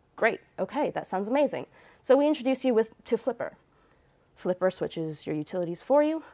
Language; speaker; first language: English; native; English